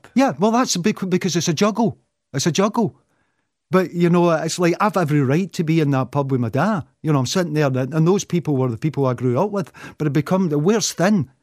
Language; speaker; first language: English; native; English